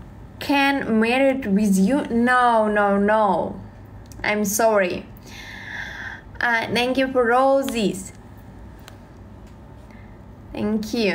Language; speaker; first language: English; non-native, learner; Russian